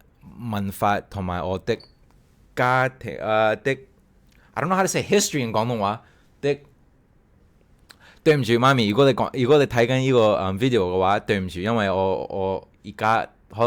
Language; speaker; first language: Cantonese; early bilingual, heritage; Cantonese